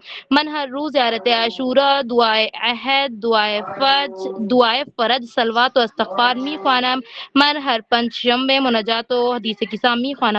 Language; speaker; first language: Persian; non-native, learner; Urdu